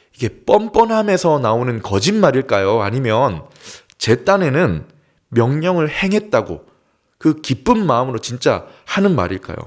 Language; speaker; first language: Korean; native; Korean